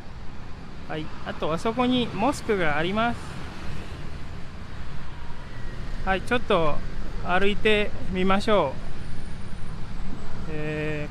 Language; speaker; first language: Japanese; non-native, fluent; Indonesian